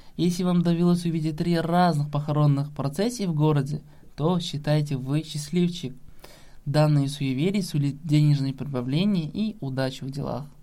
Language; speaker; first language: Russian; non-native, local second language; Kazakh